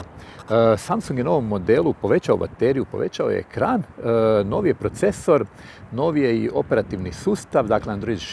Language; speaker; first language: Croatian; native; Croatian